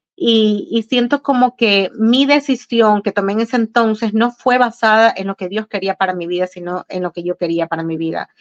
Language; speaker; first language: Spanish; native; Spanish